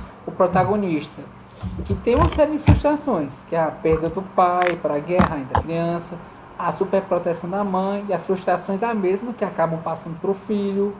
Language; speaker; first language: Portuguese; native; Portuguese